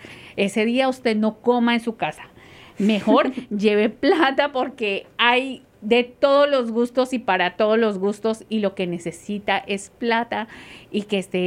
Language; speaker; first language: Spanish; native; Spanish